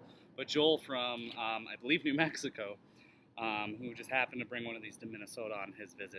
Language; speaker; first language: English; native; English